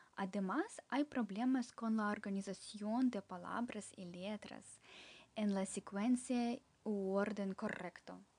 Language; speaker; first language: Spanish; non-native, fluent; Ukrainian